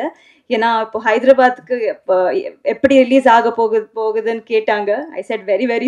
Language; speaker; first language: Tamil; non-native, learner; Telugu